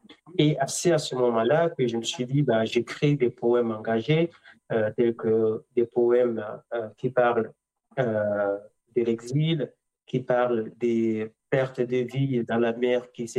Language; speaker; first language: French; non-native, local second language; Comorian